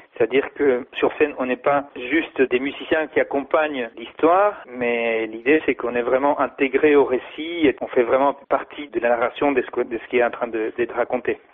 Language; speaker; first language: French; non-native, fluent; Spanish